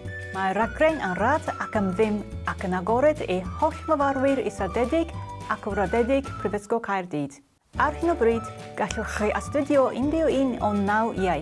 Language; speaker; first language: Welsh; non-native, learner; Japanese